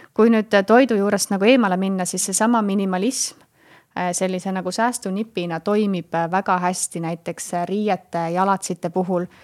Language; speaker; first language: Estonian; native; Estonian